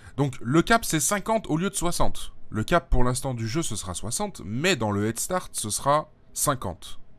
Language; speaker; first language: French; native; French